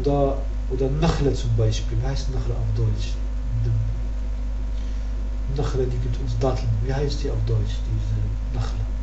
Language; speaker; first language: German; non-native, learner; Arabic